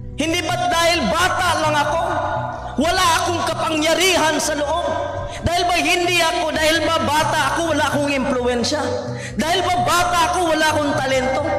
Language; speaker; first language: Filipino; non-native, local second language; Cebuano